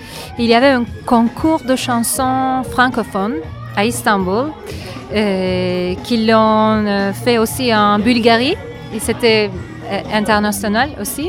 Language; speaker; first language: French; non-native, fluent; Turkish